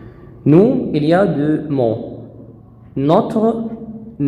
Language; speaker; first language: French; non-native, fluent; Arabic